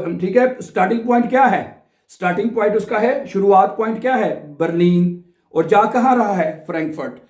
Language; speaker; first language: Urdu; non-native, local second language; Punjabi